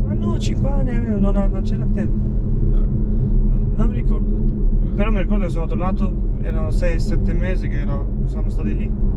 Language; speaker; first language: Italian; non-native, fluent; Albanian